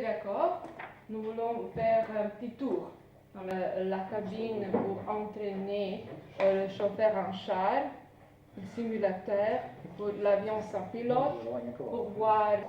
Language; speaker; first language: French; non-native, fluent; Serbian